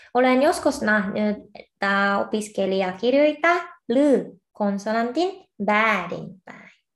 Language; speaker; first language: Finnish; non-native, fluent; Korean